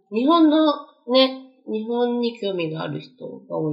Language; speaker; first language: Japanese; native; Japanese